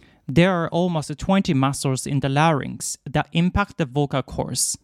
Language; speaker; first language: English; non-native, fluent; Japanese